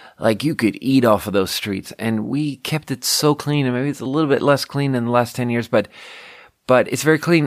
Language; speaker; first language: English; native; English